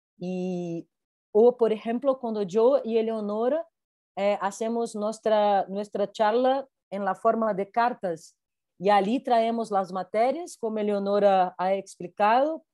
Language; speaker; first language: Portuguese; non-native, learner; Spanish